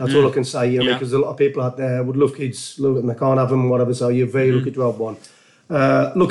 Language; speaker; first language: English; native; English